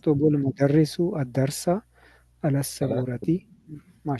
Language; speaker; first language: Arabic; non-native, fluent; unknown